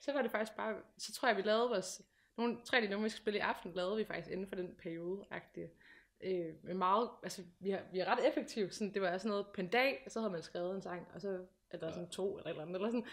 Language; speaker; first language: Danish; native; Danish